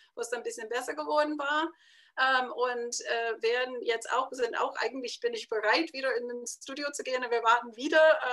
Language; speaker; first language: German; non-native, fluent; English